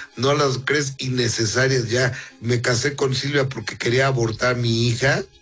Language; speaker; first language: Spanish; native; Spanish